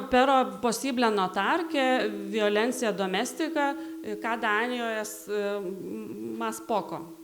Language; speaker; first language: Spanish; non-native, learner; Lithuanian